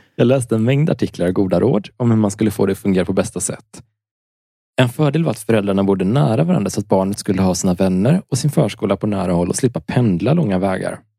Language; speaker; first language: Swedish; native; Swedish